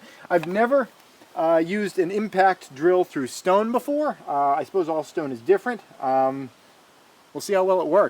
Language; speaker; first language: English; native; English